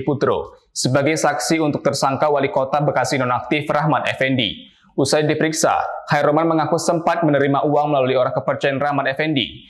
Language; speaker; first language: Indonesian; native; Indonesian